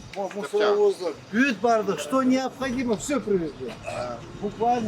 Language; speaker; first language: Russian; non-native, local second language; Kyrgyz